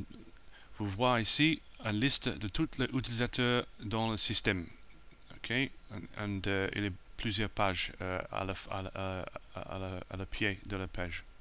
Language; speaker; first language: French; non-native, learner; English